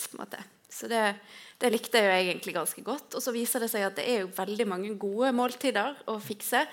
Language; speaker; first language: Norwegian; native; Norwegian